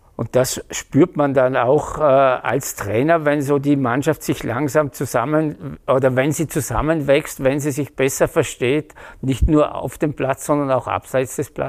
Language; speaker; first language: German; native; German